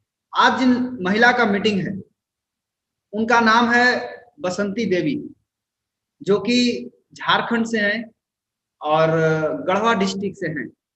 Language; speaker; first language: Hindi; native; Hindi